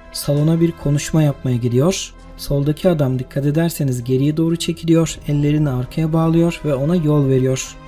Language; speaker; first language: Turkish; native; Turkish